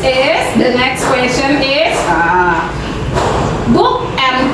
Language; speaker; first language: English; non-native, learner; Indonesian